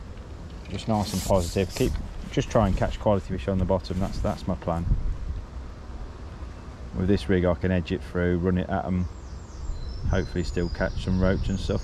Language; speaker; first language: English; native; English